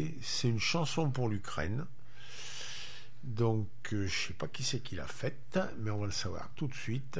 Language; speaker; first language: French; native; French